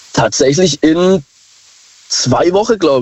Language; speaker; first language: German; native; German